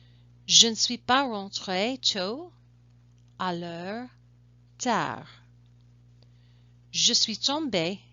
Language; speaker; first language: French; non-native, fluent; English